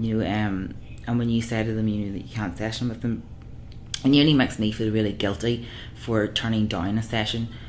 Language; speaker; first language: English; native; English